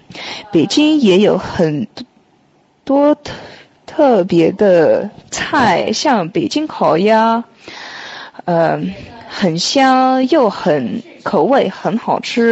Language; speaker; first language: Chinese; non-native, learner; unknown